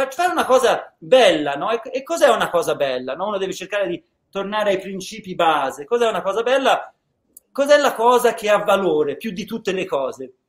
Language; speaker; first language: Italian; early bilingual, heritage; Italian